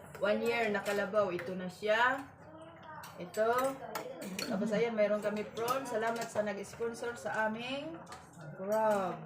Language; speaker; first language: Filipino; non-native, local second language; Waray